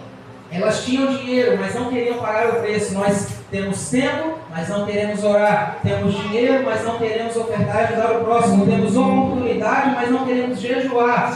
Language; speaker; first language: Portuguese; native; Portuguese